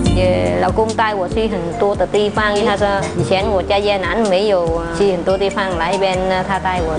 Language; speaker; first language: Chinese; non-native, learner; Vietnamese